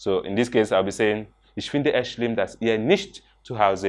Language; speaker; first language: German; non-native, fluent; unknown